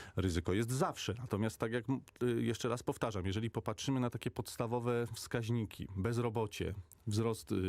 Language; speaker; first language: Polish; native; Polish